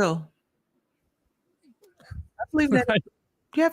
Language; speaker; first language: English; native; English